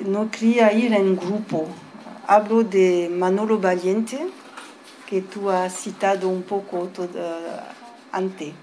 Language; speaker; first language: Spanish; early bilingual, heritage; French